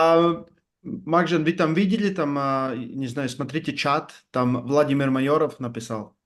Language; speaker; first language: Russian; non-native, fluent; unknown